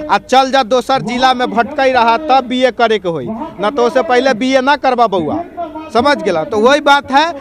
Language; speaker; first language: Hindi; native; Hindi